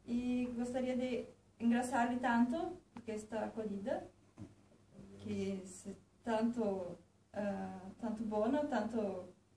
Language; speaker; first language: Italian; early bilingual, heritage; Portuguese